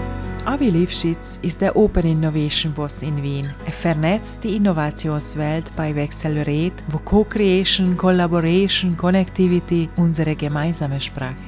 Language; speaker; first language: German; non-native, fluent; Hungarian